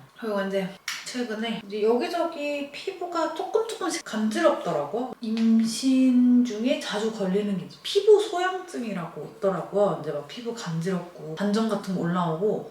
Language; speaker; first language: Korean; native; Korean